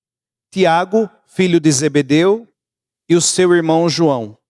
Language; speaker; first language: Portuguese; native; Portuguese